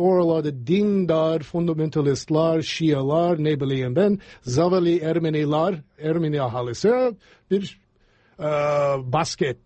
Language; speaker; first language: Turkish; non-native, fluent; English